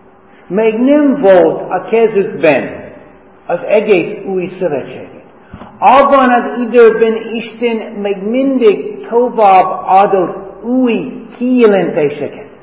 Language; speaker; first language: Hungarian; non-native, fluent; English